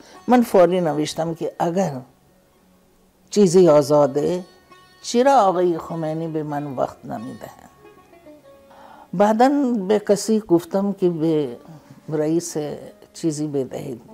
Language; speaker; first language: Persian; non-native, fluent; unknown